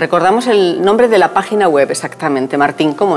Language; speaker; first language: Spanish; native; Spanish